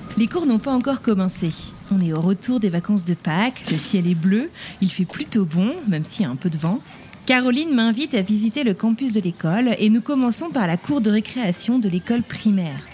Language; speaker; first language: French; native; French